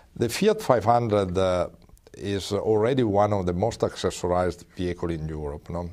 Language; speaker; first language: English; non-native, fluent; Italian